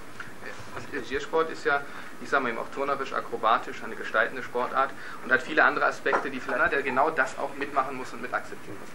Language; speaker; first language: German; native; German